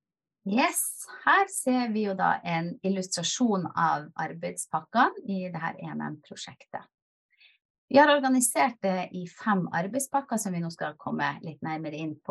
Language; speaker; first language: Norwegian; native; Norwegian